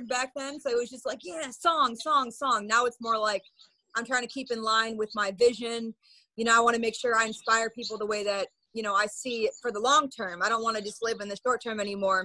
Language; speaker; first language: English; native; English